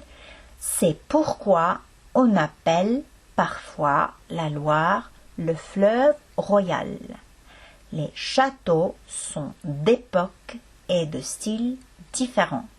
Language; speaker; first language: French; non-native, fluent; Estonian